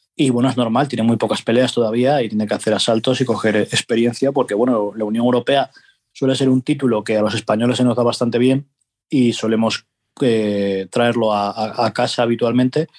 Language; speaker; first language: Spanish; native; Spanish